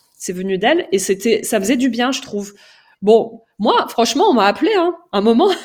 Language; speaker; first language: French; native; French